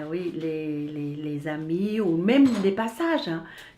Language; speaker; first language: French; early bilingual, other home language; Vietnamese